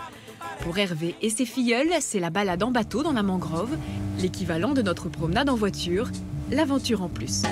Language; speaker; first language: French; native; French